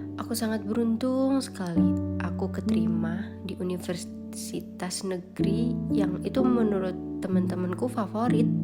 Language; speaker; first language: Indonesian; non-native, local second language; Madurese